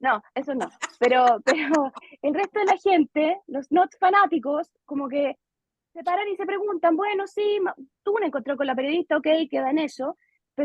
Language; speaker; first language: Spanish; native; Spanish